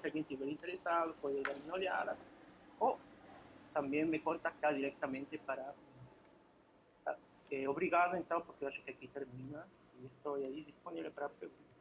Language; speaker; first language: Portuguese; non-native, fluent; Spanish